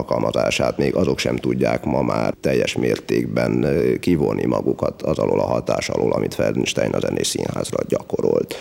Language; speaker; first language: Hungarian; native; Hungarian